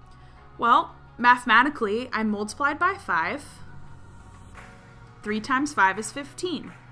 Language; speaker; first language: English; native; English